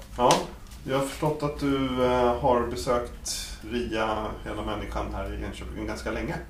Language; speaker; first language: Swedish; native; Swedish